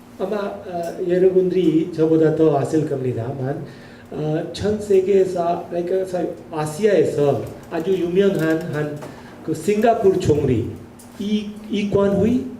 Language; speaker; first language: Korean; non-native, learner; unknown